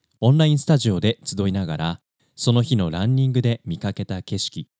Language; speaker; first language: Japanese; native; Japanese